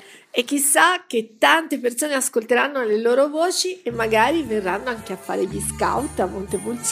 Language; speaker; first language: Italian; native; Italian